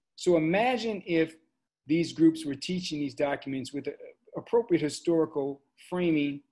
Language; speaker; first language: English; native; English